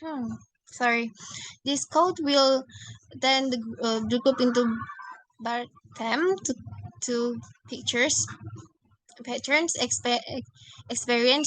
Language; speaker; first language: English; non-native, learner; Indonesian